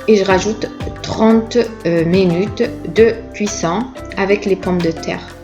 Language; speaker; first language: French; non-native, local second language; Kabyle